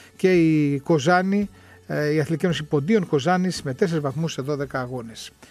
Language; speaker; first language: Greek; native; Greek